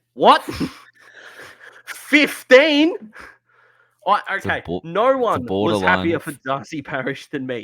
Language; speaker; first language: English; native; English